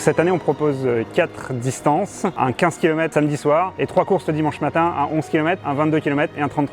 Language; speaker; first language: French; native; French